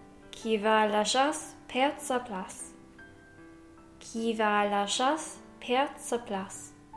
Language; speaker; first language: French; non-native, learner; English